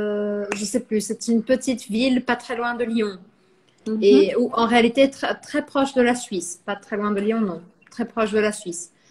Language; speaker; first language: French; non-native, fluent; Portuguese